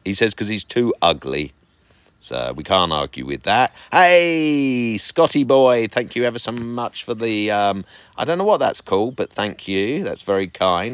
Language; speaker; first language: English; native; English